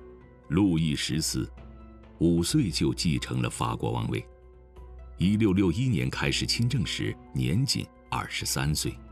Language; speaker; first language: Chinese; native; Chinese